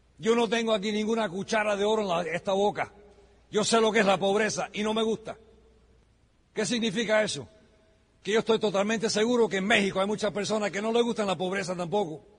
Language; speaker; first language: Spanish; early bilingual, heritage; Spanish